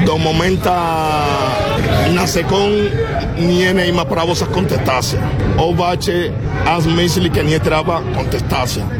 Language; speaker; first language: Bulgarian; non-native, learner; Spanish